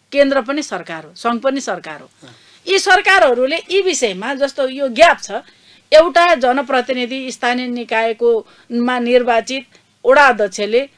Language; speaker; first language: Nepali; native; Nepali